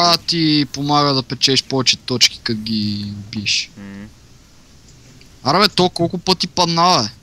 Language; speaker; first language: Bulgarian; native; Bulgarian